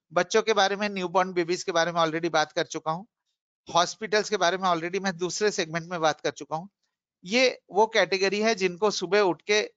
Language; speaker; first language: Hindi; non-native, local second language; Bangla